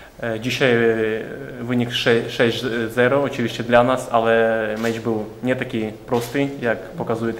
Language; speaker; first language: Polish; non-native, learner; Ukrainian